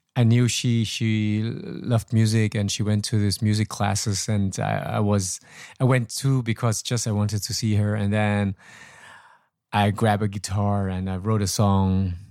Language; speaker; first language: English; non-native, fluent; German